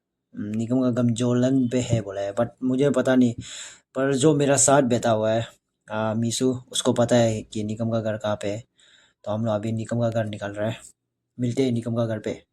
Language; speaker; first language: Hindi; non-native, local second language; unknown